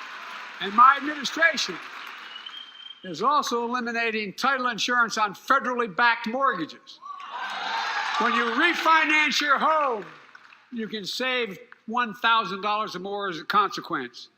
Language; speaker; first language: English; native; English